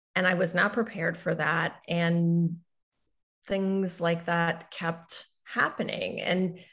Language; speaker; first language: English; native; English